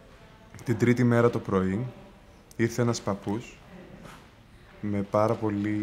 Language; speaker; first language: Greek; native; Greek